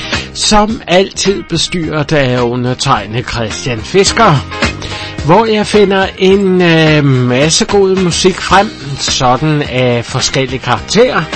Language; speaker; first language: Danish; native; Danish